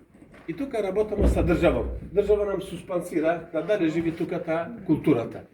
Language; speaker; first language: Bulgarian; non-native, learner; Serbian